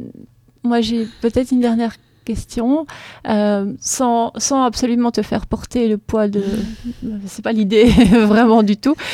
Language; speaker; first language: French; native; French